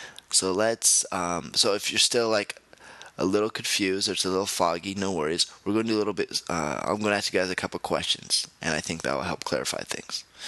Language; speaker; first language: English; native; English